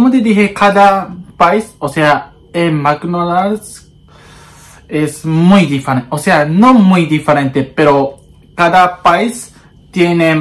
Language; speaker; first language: Spanish; non-native, learner; Japanese